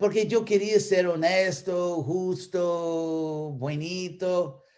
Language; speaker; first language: Spanish; non-native, fluent; English